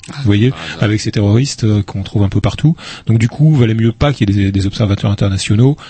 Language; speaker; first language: French; native; French